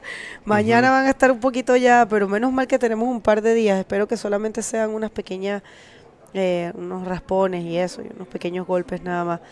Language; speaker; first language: Spanish; native; Spanish